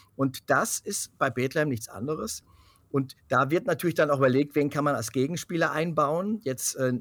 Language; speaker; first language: German; native; German